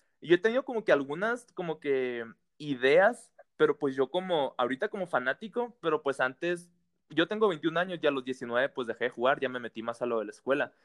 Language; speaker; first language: Spanish; native; Spanish